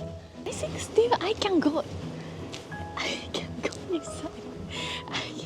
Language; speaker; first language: English; non-native, learner; Japanese